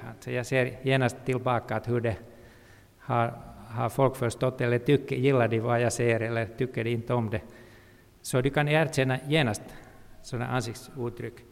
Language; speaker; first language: Swedish; non-native, local second language; Finnish